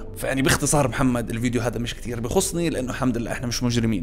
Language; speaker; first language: Arabic; native; Arabic